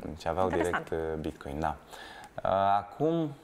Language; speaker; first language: Romanian; native; Romanian